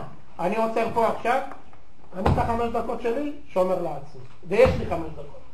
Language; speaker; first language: Hebrew; native; Hebrew